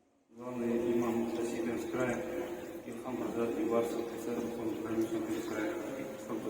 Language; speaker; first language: Russian; native; Russian